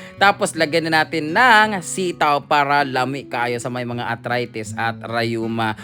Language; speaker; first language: Filipino; non-native, local second language; Cebuano